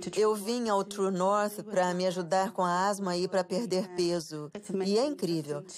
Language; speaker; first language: Portuguese; non-native, fluent; English